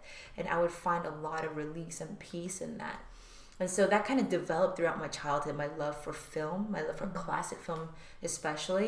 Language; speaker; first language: English; early bilingual, other home language; Korean